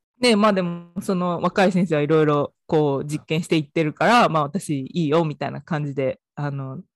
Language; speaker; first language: Japanese; native; Japanese